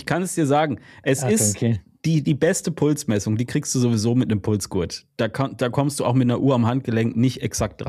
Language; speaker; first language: German; native; German